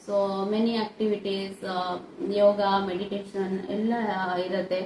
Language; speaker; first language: Kannada; non-native, local second language; Odia